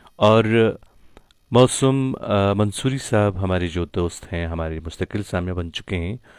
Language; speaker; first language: Hindi; non-native, local second language; Kashmiri